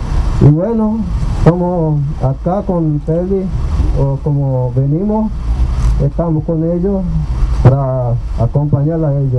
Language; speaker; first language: Spanish; non-native, local second language; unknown